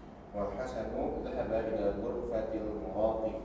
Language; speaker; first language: Arabic; non-native, learner; Sundanese